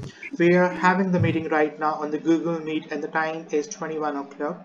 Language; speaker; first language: English; non-native, local second language; Hindi